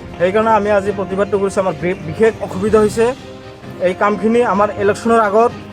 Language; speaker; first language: Assamese; non-native, local second language; Bangla